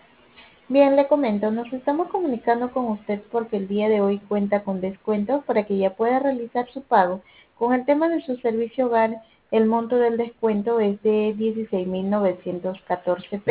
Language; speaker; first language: Spanish; native; Spanish